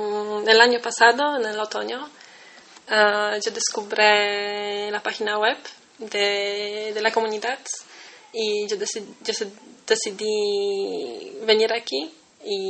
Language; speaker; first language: Spanish; non-native, fluent; Polish